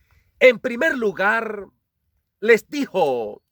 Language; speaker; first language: Spanish; native; Spanish